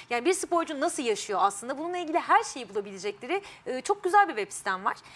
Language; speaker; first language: Turkish; native; Turkish